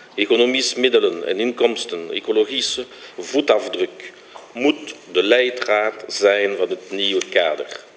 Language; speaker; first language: Dutch; non-native, local second language; French